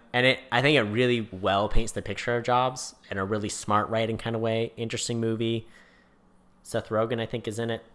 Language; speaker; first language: English; native; English